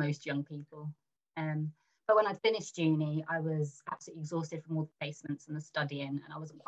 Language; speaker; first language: English; native; English